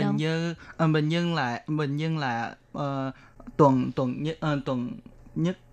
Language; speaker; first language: Vietnamese; early bilingual, heritage; Chinese